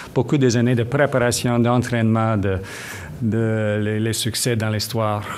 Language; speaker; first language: French; non-native, fluent; English